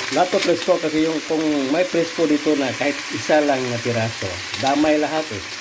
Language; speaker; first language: Filipino; non-native, local second language; Cebuano